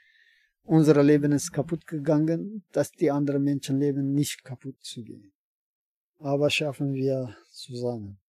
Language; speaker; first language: German; non-native, learner; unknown